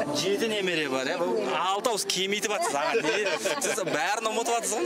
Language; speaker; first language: Kazakh; native; Kazakh